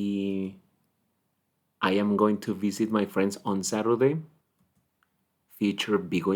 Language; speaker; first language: English; non-native, fluent; Spanish